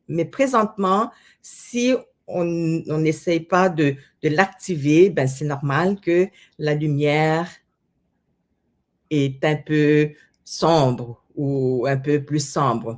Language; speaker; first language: French; non-native, fluent; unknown